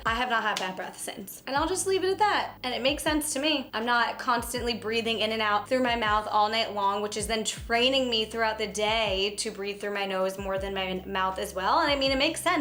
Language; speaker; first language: English; native; English